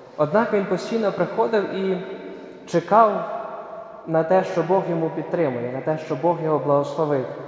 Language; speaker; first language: Ukrainian; native; Ukrainian